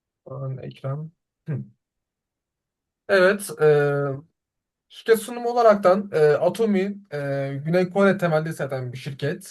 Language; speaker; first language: Turkish; native; Turkish